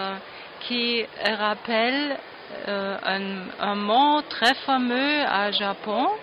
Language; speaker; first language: French; non-native, fluent; German